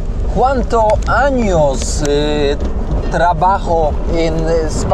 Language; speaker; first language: Spanish; non-native, learner; Polish